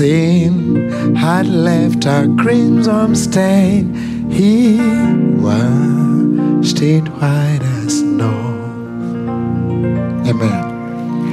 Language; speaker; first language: English; non-native, local second language; Ganda